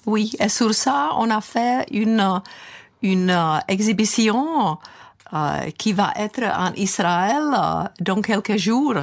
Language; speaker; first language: French; non-native, fluent; Czech